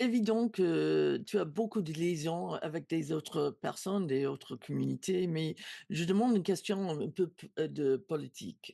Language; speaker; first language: French; non-native, learner; English